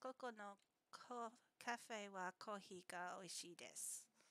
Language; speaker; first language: Japanese; non-native, learner; English